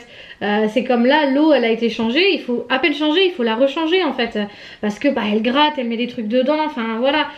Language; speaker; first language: French; native; French